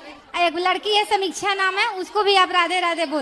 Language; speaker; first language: Hindi; native; Hindi